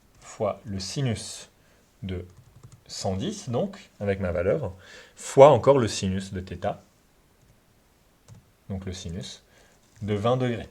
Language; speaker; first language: French; native; French